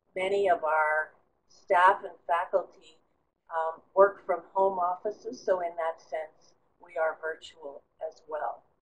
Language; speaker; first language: English; native; English